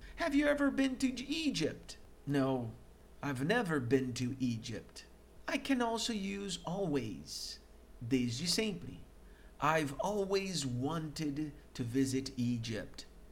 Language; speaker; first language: English; non-native, fluent; Portuguese